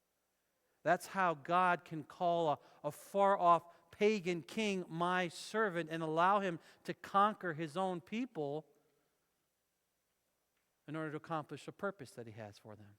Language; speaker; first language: English; native; English